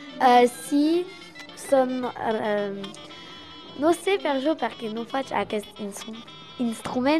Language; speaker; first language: Catalan; non-native, learner; French